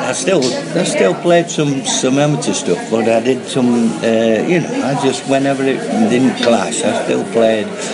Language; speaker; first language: English; native; English